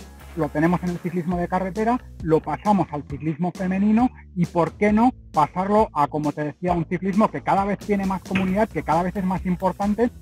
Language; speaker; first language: Spanish; native; Spanish